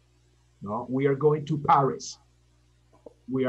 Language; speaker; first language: English; non-native, fluent; Spanish